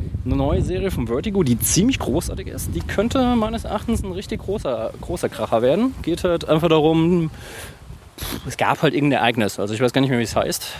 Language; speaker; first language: German; native; German